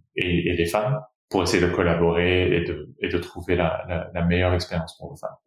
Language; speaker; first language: French; non-native, fluent; Portuguese